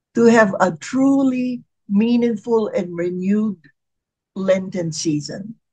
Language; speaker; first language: English; non-native, local second language; Filipino